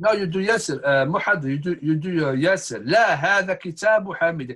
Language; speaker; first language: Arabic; non-native, fluent; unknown